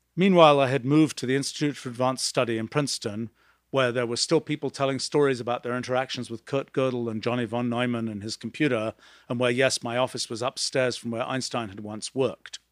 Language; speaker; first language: English; native; English